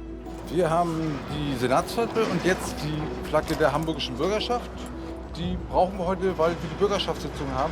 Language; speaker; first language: German; native; German